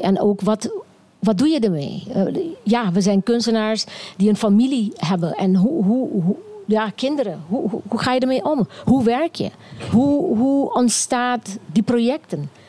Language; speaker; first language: Dutch; non-native, local second language; Papiamento